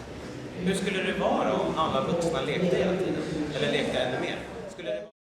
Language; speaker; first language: Swedish; native; Swedish